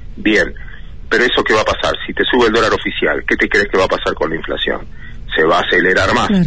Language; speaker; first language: Spanish; native; Spanish